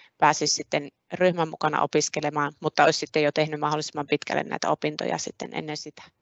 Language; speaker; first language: Finnish; native; Finnish